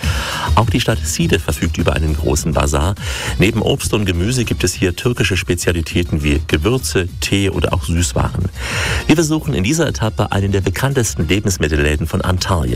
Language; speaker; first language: German; native; German